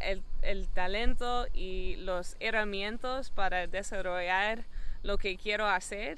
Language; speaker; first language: Spanish; non-native, fluent; English